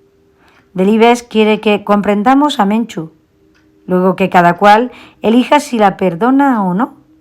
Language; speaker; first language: Spanish; native; Spanish